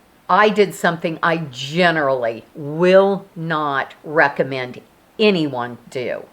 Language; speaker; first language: English; native; English